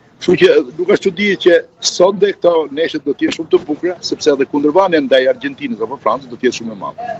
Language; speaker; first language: Albanian; native; Albanian